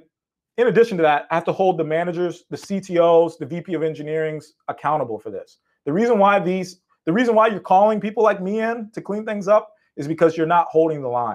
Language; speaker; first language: English; native; English